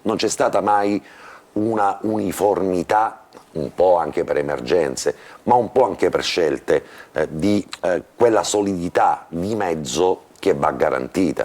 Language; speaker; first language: Italian; native; Italian